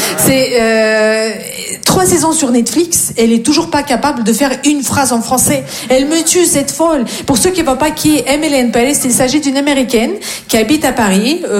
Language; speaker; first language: French; non-native, fluent; Russian